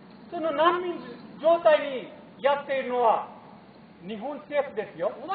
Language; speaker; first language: Japanese; non-native, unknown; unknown